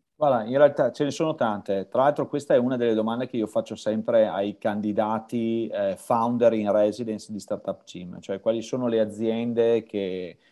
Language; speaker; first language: Italian; native; Italian